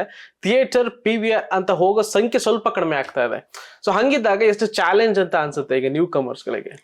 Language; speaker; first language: Kannada; native; Kannada